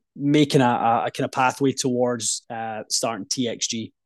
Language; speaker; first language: English; native; English